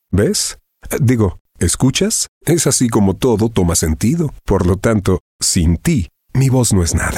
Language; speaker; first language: Spanish; native; Spanish